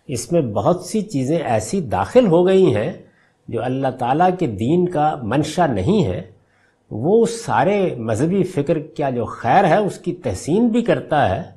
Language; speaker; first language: Urdu; native; Urdu